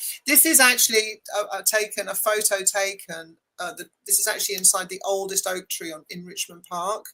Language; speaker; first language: English; native; English